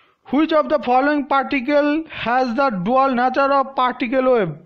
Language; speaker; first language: English; non-native, local second language; Bangla